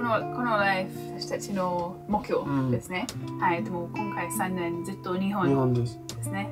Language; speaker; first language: Japanese; non-native, learner; English